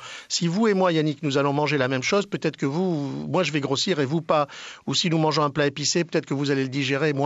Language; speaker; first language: French; native; French